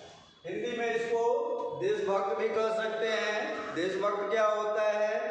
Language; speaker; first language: Hindi; native; Hindi